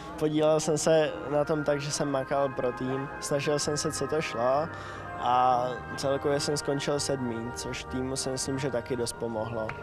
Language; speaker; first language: Czech; native; Czech